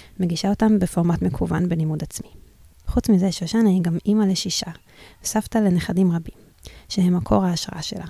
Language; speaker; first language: Hebrew; native; Hebrew